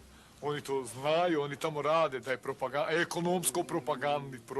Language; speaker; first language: Bosnian; native; Bosnian